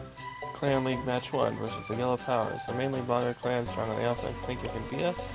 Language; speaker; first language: English; native; English